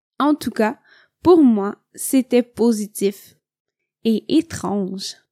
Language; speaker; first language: French; native; French